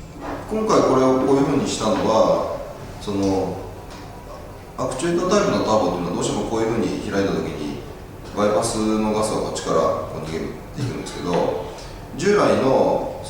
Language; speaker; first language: Japanese; native; Japanese